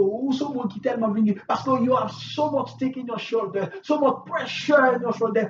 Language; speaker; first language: English; non-native, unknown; Haitian Creole